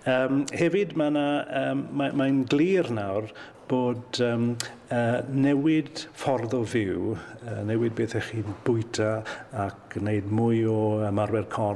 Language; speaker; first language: Welsh; native; Welsh